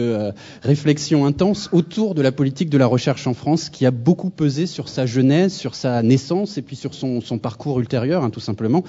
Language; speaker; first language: French; native; French